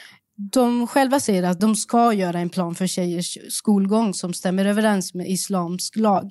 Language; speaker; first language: Swedish; early bilingual, other home language; Persian